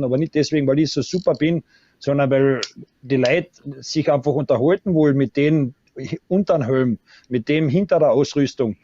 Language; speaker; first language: German; native; German